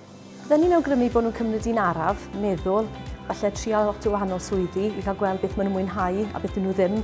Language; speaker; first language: Welsh; native; Welsh